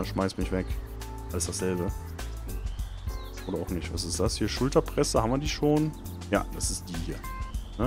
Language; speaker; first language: German; native; German